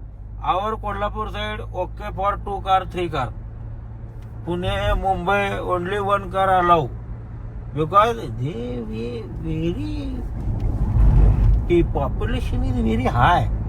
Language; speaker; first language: English; non-native, learner; Marathi